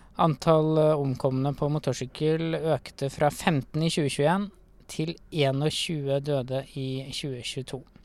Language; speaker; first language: Norwegian; native; Norwegian